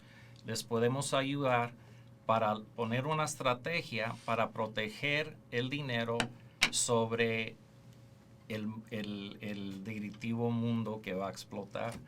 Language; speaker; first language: Spanish; early bilingual, heritage; Spanish